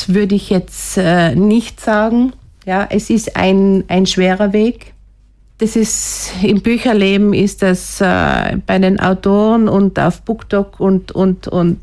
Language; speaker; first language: German; native; German